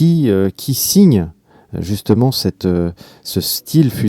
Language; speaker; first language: French; native; French